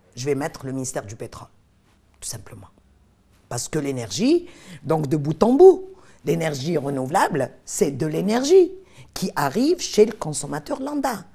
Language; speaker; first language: French; non-native, local second language; Arabic